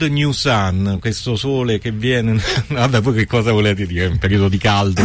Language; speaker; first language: Italian; native; Italian